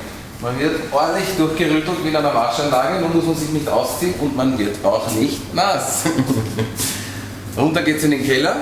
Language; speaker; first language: German; native; German